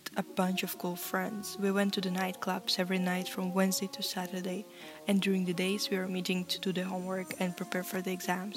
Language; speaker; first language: English; non-native, fluent; Russian